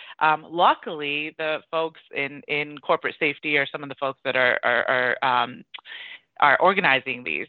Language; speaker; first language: English; early bilingual, other home language; Persian